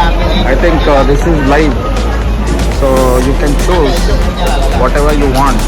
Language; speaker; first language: English; non-native, local second language; Kannada